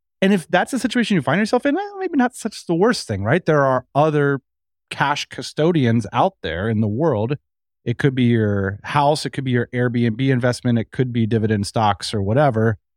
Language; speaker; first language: English; native; English